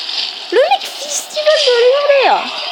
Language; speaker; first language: French; native; French